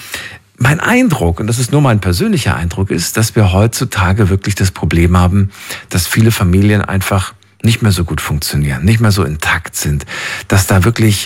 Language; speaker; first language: German; native; German